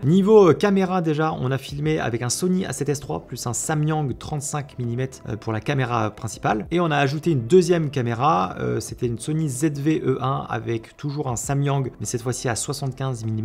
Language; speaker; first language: French; native; French